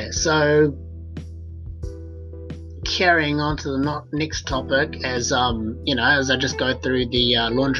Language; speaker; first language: English; native; English